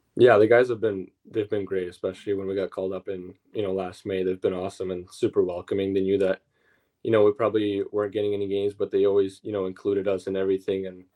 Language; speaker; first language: English; early bilingual, other home language; Russian